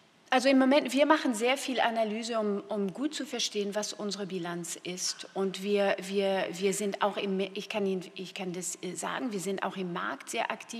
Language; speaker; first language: German; non-native, fluent; French